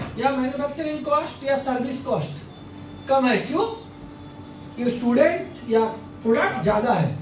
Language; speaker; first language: Hindi; non-native, local second language; Bangla